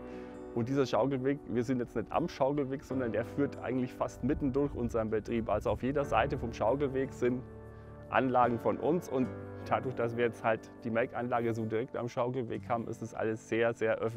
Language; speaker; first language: German; native; German